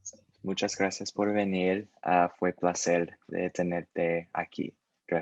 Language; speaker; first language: Spanish; non-native, learner; English